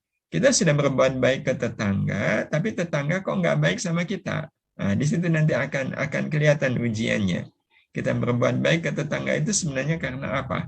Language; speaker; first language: Indonesian; native; Indonesian